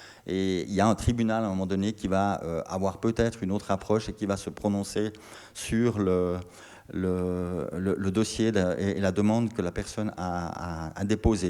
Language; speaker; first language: French; native; French